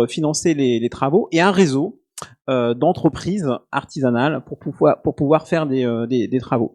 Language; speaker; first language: French; native; French